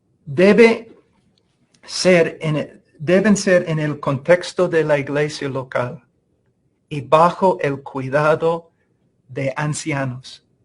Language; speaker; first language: Spanish; non-native, fluent; English